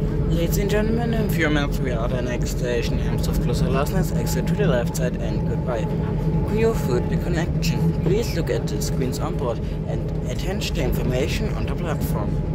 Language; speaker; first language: English; non-native, learner; German